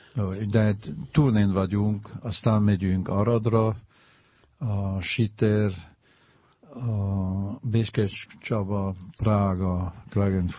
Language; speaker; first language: Hungarian; non-native, learner; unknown